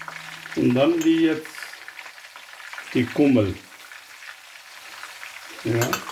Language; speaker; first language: German; non-native, learner; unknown